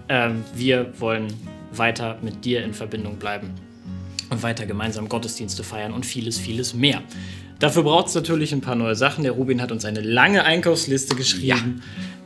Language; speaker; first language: German; native; German